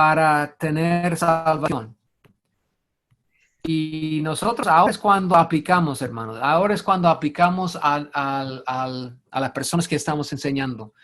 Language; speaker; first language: Spanish; non-native, fluent; English